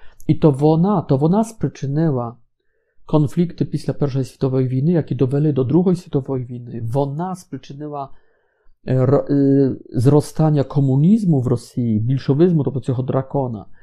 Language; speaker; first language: Ukrainian; non-native, fluent; Polish